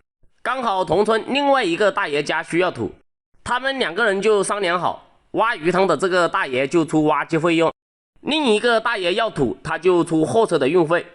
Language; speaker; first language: Chinese; native; Chinese